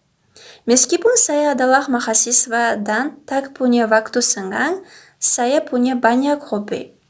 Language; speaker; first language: Indonesian; non-native, learner; Uzbek